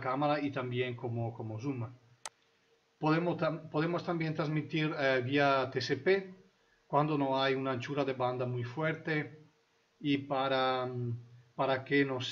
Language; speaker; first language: Spanish; non-native, fluent; Italian